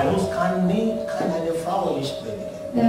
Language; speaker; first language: German; non-native, learner; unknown